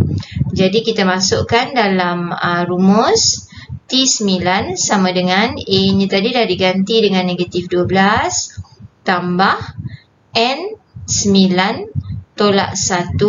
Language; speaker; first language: Malay; native; Malay